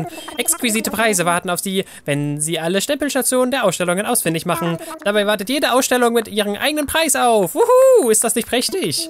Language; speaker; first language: German; native; German